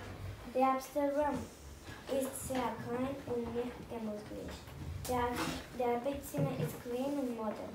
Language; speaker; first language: German; non-native, learner; Spanish